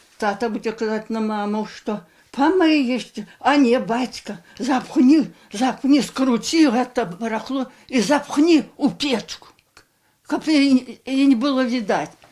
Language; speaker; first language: Belarusian; native; Belarusian